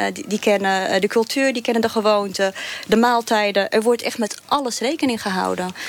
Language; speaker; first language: Dutch; early bilingual, other home language; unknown